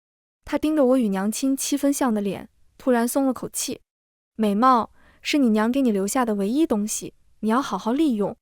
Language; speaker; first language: Chinese; native; Chinese